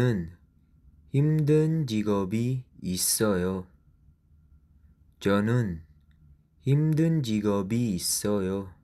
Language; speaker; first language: Korean; non-native, learner; Filipino